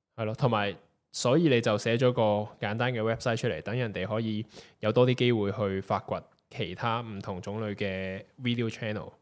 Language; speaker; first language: Cantonese; native; Cantonese